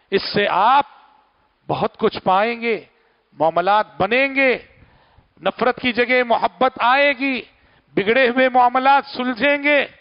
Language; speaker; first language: Urdu; native; Urdu